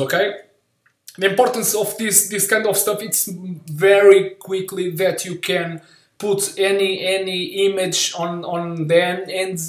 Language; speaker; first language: English; non-native, learner; Portuguese